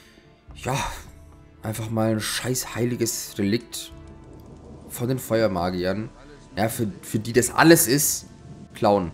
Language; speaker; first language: German; native; German